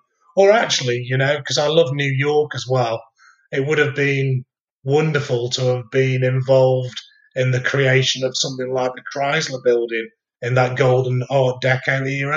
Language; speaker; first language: English; native; English